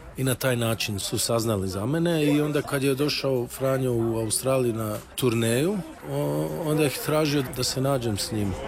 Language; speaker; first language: Croatian; early bilingual, heritage; Croatian